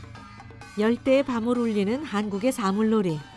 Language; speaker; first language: Korean; native; Korean